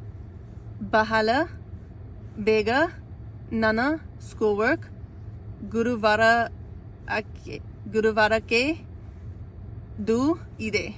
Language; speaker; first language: Kannada; non-native, learner; English